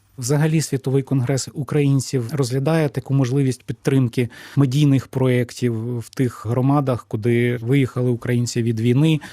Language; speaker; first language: Ukrainian; native; Ukrainian